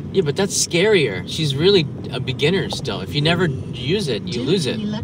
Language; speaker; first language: English; native; English